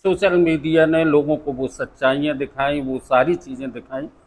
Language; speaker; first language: Hindi; native; Hindi